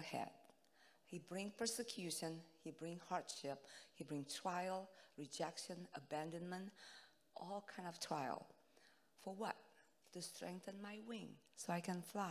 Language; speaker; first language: English; non-native, fluent; Indonesian